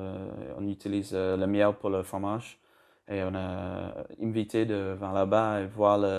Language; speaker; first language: French; non-native, learner; English